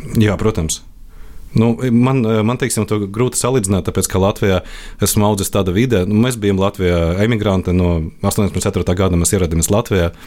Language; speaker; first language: Latvian; non-native, local second language; Russian